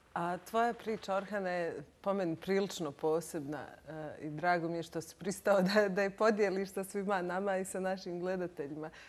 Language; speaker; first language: Bosnian; native; Bosnian